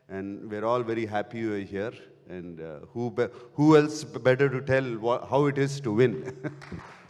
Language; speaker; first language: English; non-native, local second language; Telugu